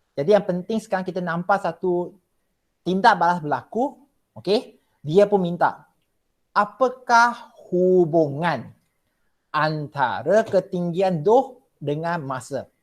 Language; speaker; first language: Malay; non-native, local second language; Chinese